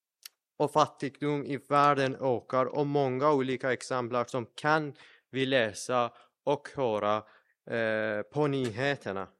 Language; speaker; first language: Swedish; non-native, fluent; Persian